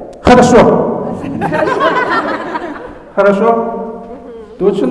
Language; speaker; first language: Russian; non-native, learner; Chinese